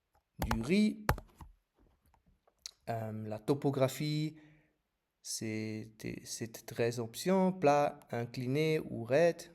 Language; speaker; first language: French; non-native, fluent; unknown